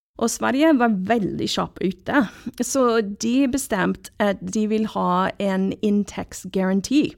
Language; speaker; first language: Norwegian; non-native, fluent; English